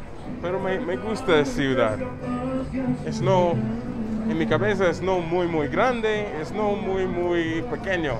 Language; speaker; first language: Spanish; non-native, learner; English